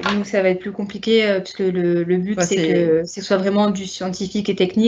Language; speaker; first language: French; native; French